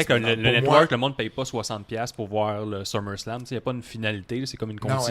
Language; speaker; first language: French; native; French